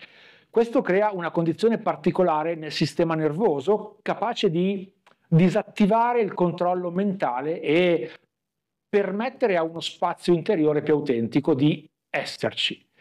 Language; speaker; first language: Italian; native; Italian